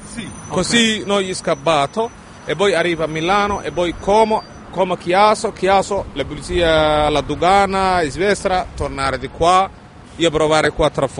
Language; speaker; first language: Italian; non-native, learner; Somali